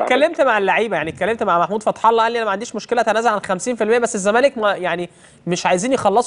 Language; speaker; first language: Arabic; native; Arabic